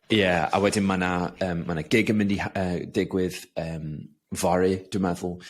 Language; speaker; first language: Welsh; non-native, local second language; English